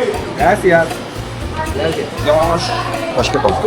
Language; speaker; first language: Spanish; non-native, learner; Korean